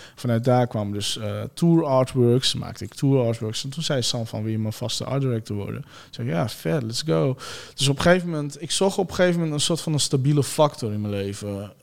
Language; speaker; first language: Dutch; early bilingual, other home language; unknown